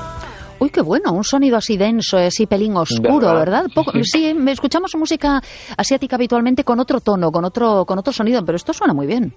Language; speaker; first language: Spanish; native; Spanish